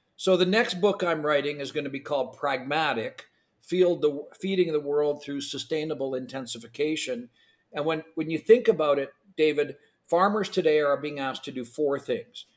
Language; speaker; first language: English; non-native, fluent; Ukrainian